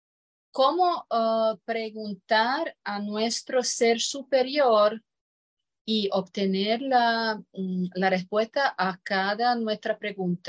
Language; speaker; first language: Spanish; non-native, fluent; Croatian